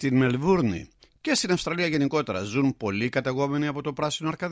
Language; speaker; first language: Greek; native; Greek